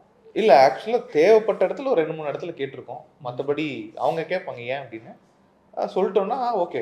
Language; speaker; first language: Tamil; native; Tamil